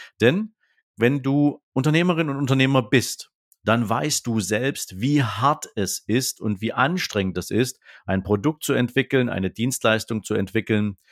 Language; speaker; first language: German; native; German